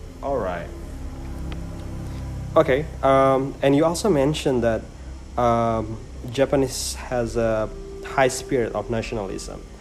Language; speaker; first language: English; non-native, fluent; Indonesian